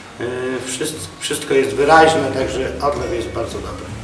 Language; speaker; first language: Polish; native; Polish